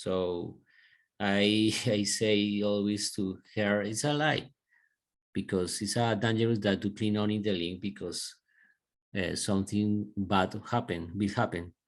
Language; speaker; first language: English; non-native, learner; Spanish